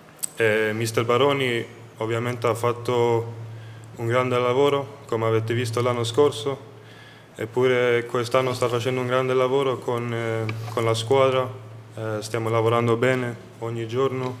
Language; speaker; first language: Italian; non-native, fluent; Swedish